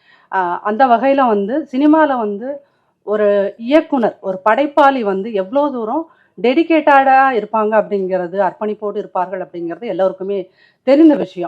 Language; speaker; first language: Tamil; native; Tamil